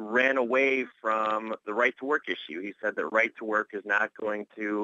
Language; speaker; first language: English; native; English